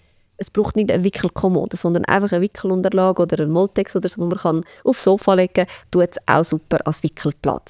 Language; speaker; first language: German; native; German